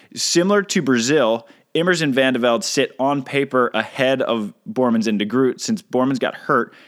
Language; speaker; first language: English; native; English